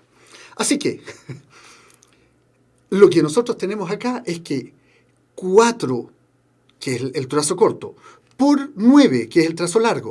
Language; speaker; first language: Spanish; native; Spanish